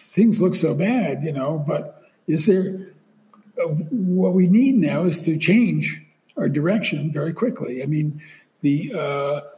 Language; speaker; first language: English; native; English